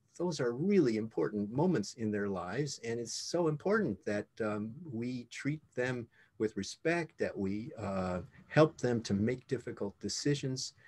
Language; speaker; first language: English; native; English